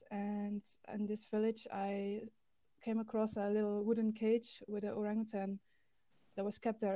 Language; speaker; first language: English; non-native, fluent; Dutch